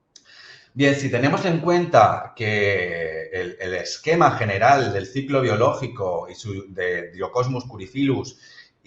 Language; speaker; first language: Spanish; native; Spanish